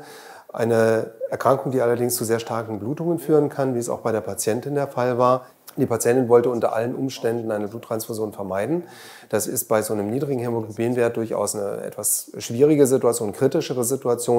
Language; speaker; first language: German; native; German